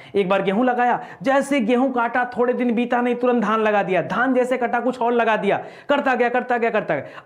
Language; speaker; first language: Hindi; native; Hindi